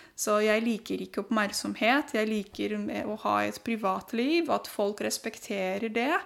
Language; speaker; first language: Norwegian; non-native, fluent; Romanian